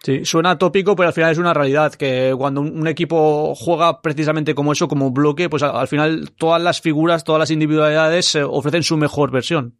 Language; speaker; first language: Spanish; native; Spanish